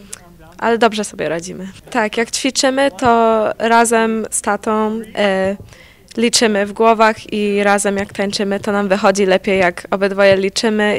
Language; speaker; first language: Polish; early bilingual, heritage; Polish